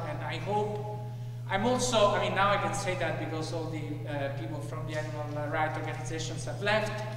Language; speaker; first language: English; non-native, fluent; Italian